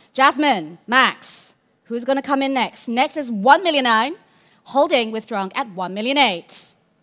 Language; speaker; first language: English; non-native, local second language; Cantonese